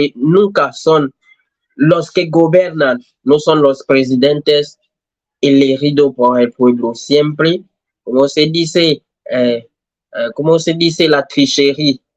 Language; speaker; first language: Spanish; non-native, learner; French